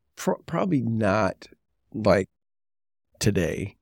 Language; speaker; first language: English; native; English